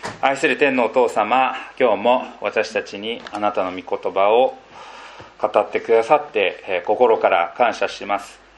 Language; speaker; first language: Japanese; non-native, fluent; Filipino